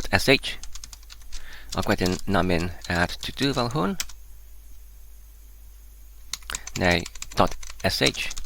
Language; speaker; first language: Welsh; non-native, learner; English